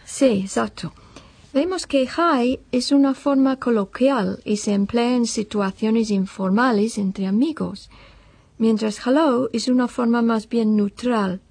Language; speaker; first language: Spanish; non-native, fluent; English